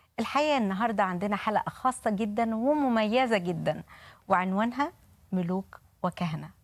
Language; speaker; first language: Arabic; native; Arabic